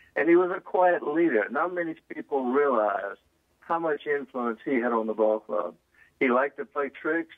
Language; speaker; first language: English; native; English